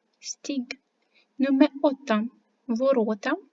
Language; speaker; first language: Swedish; non-native, fluent; Ukrainian